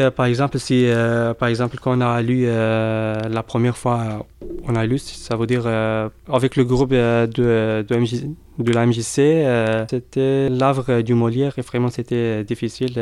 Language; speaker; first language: French; non-native, learner; Arabic